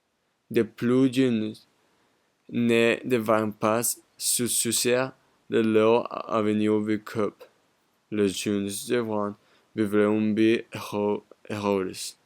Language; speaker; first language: French; non-native, learner; Spanish